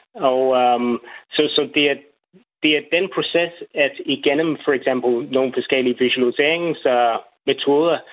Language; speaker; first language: Danish; non-native, fluent; English